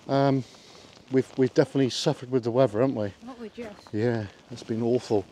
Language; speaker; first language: English; native; English